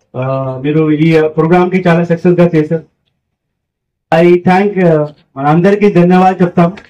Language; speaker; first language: Telugu; non-native, fluent; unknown